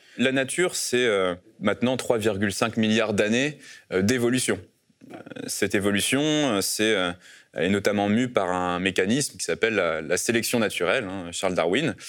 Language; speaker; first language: French; native; French